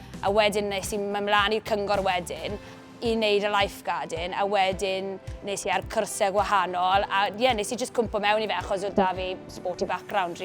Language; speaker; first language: Welsh; native; Welsh